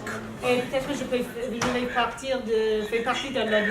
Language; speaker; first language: French; non-native, local second language; English